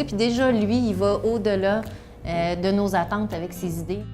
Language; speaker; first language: French; native; French